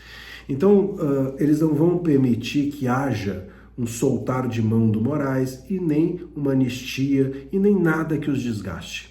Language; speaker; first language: Portuguese; native; Portuguese